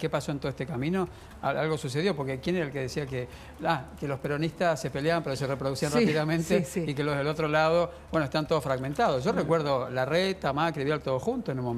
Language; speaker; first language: Spanish; native; Spanish